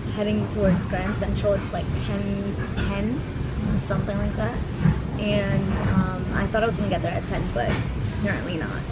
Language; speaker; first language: English; early bilingual, other home language; Spanish